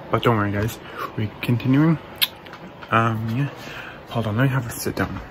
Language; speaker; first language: English; native; English